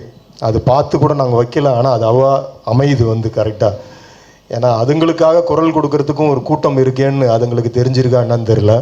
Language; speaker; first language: Tamil; native; Tamil